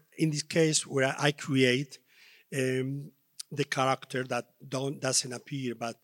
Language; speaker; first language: English; non-native, learner; Spanish